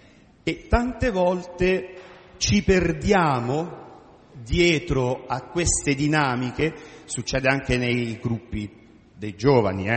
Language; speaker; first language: Italian; native; Italian